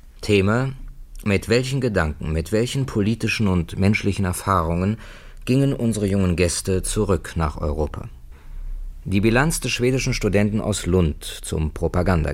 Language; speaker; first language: German; native; German